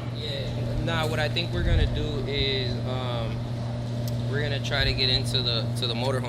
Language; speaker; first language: English; native; English